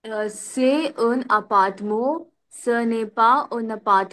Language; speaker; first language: French; non-native, learner; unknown